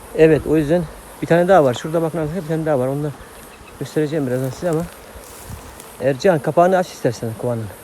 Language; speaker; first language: Turkish; native; Turkish